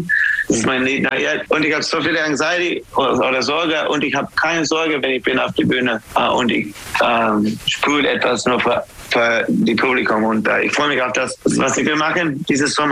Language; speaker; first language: German; non-native, fluent; English